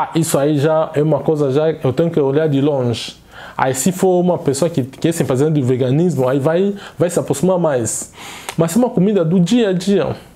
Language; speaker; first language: Portuguese; non-native, fluent; Swahili